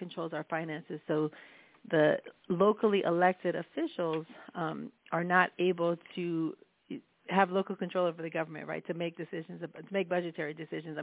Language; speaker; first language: English; native; English